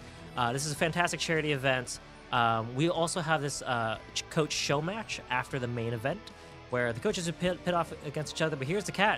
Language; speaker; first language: English; native; English